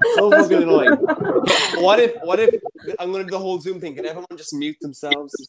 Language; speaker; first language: English; native; English